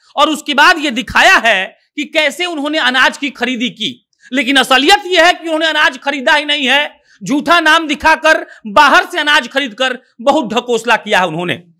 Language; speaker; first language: Hindi; native; Hindi